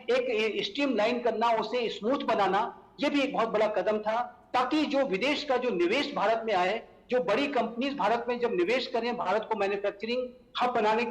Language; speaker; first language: Hindi; native; Hindi